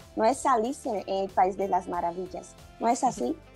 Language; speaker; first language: Spanish; non-native, learner; Portuguese